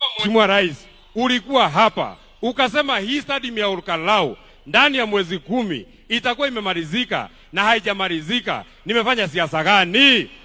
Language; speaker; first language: Swahili; non-native, local second language; Kikuyu